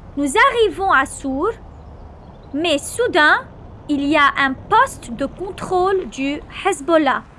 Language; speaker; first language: French; non-native, local second language; Arabic